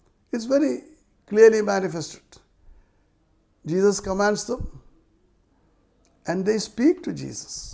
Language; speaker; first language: English; non-native, local second language; Malayalam